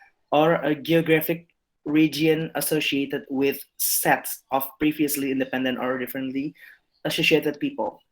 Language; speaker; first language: English; non-native, learner; Indonesian